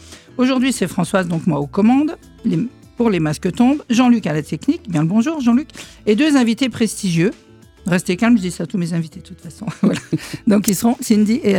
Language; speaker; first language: French; native; French